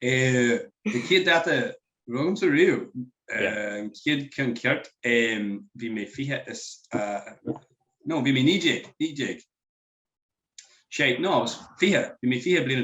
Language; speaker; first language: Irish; non-native, local second language; English